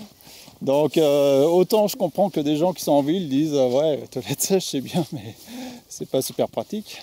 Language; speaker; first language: French; native; French